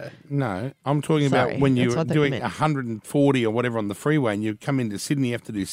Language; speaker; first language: English; native; English